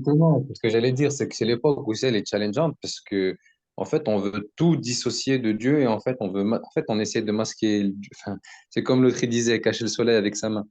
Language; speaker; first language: French; native; French